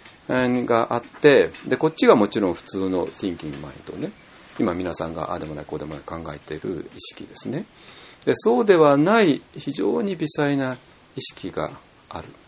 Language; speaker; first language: Japanese; native; Japanese